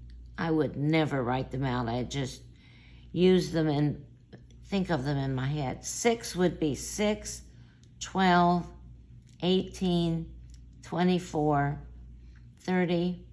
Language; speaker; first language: English; native; English